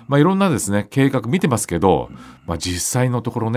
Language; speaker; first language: Japanese; native; Japanese